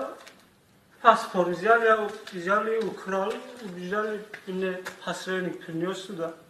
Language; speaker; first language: Russian; non-native, learner; Tajik